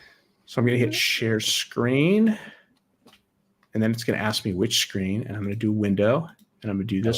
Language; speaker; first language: English; native; English